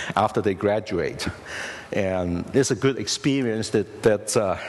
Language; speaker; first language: English; non-native, local second language; Cantonese